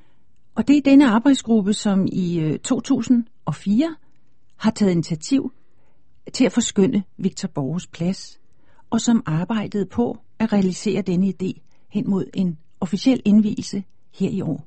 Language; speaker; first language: Danish; native; Danish